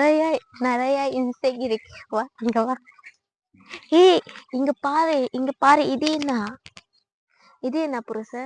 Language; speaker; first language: Tamil; non-native, learner; Bangla